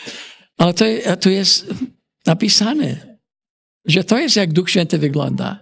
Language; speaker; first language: Polish; early bilingual, heritage; Polish